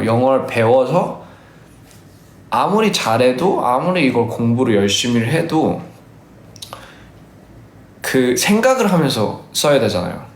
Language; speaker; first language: Korean; early bilingual, heritage; English